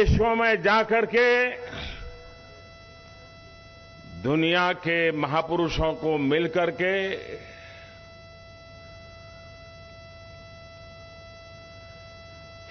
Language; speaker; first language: Hindi; native; Hindi